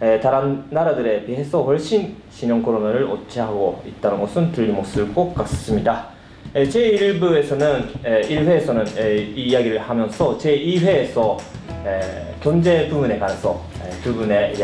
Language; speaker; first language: Korean; early bilingual, heritage; Korean